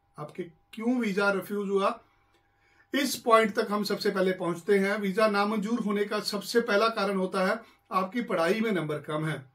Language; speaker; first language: Hindi; non-native, local second language; Punjabi